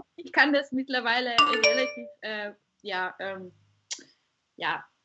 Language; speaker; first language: German; non-native, fluent; Bulgarian